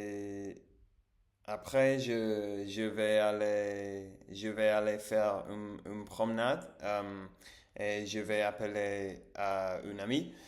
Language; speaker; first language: French; non-native, learner; English